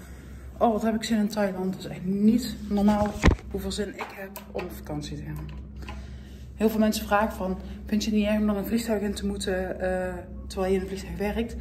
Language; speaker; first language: Dutch; native; Dutch